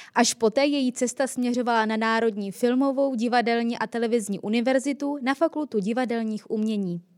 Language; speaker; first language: Czech; native; Czech